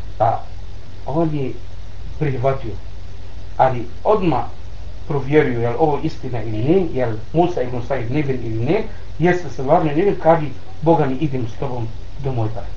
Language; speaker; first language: Bosnian; non-native, learner; Arabic